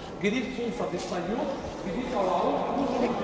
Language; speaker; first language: Russian; non-native, learner; Arabic